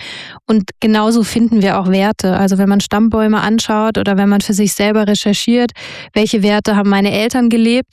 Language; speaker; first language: German; native; German